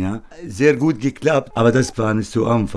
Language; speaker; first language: German; non-native, learner; Arabic